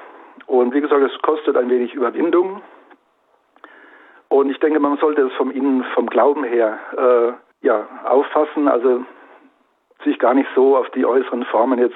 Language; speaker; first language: German; native; German